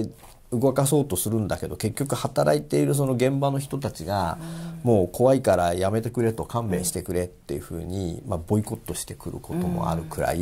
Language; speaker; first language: Japanese; native; Japanese